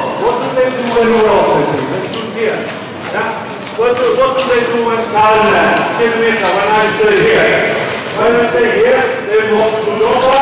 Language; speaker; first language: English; non-native, learner; Polish